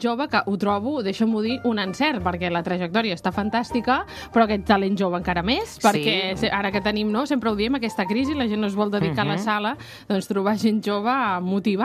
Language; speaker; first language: Catalan; native; Catalan